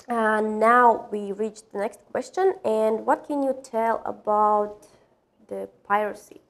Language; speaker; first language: English; non-native, fluent; Latvian